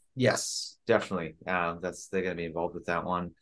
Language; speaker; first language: English; native; English